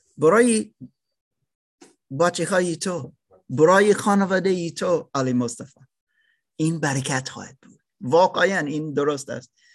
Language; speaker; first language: Persian; non-native, learner; German